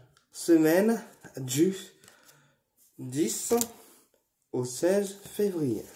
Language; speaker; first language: French; native; French